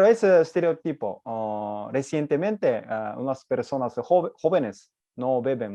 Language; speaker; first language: Spanish; non-native, learner; Japanese